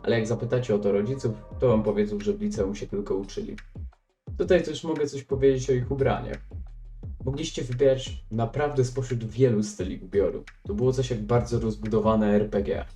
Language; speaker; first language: Polish; native; Polish